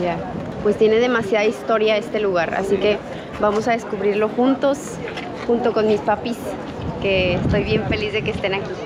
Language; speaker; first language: Spanish; native; Spanish